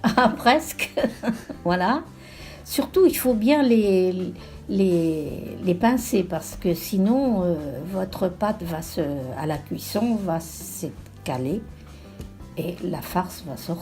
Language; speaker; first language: French; native; French